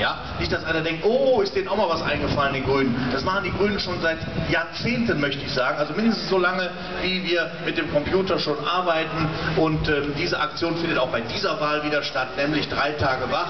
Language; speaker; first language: German; native; German